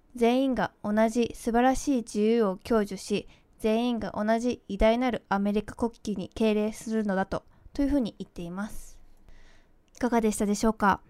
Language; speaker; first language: Japanese; early bilingual, heritage; Japanese